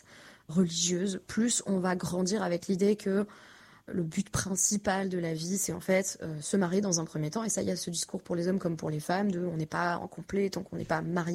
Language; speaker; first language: French; native; French